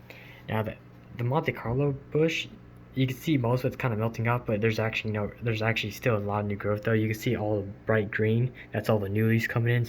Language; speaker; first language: English; native; English